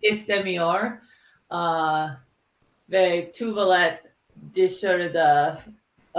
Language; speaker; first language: Turkish; non-native, learner; English